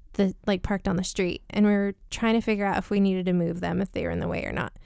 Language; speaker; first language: English; native; English